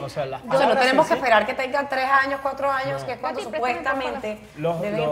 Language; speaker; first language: Spanish; native; Spanish